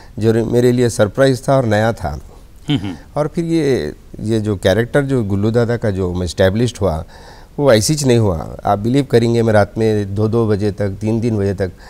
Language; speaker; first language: Hindi; native; Hindi